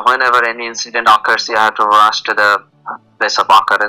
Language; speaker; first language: English; non-native, local second language; Bangla